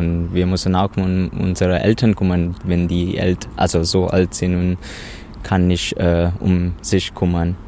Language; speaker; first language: German; non-native, learner; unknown